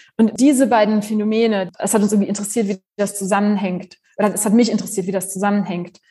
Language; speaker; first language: German; native; German